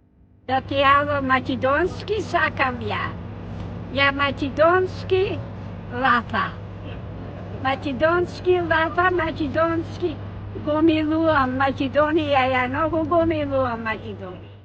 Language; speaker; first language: Macedonian; non-native, local second language; Turkish